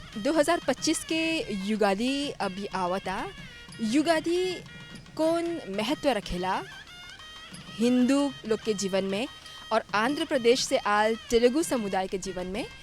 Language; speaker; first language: Bhojpuri; native; Bhojpuri